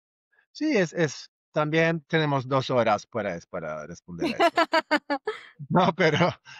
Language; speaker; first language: Spanish; non-native, fluent; Norwegian